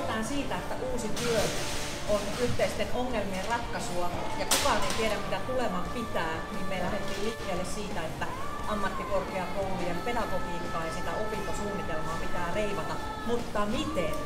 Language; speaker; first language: Finnish; native; Finnish